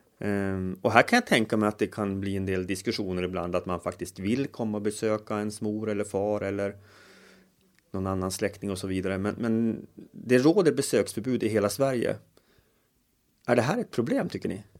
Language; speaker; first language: Swedish; native; Swedish